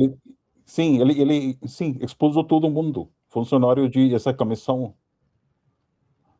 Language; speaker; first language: Portuguese; non-native, fluent; Hindi